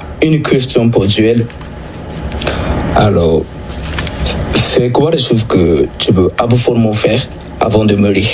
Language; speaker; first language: French; non-native, learner; Japanese